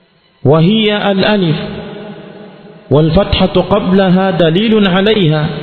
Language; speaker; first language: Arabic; non-native, fluent; Swahili